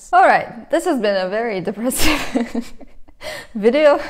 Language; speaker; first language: English; native; English